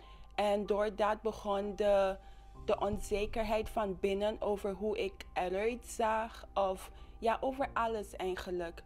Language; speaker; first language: Dutch; non-native, local second language; English